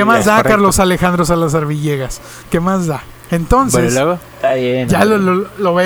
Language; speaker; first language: Spanish; native; Spanish